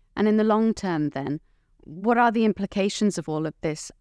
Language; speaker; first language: English; native; English